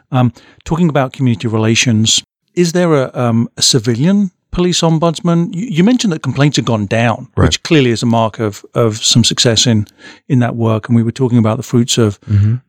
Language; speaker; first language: English; native; English